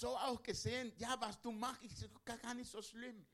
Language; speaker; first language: German; non-native, learner; Spanish